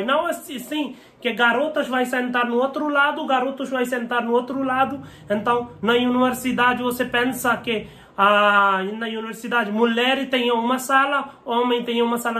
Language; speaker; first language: Portuguese; non-native, learner; Hindi